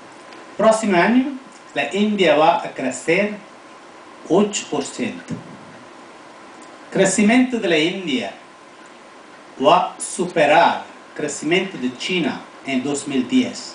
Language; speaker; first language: Spanish; non-native, fluent; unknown